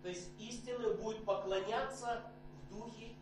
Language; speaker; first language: Polish; non-native, learner; Russian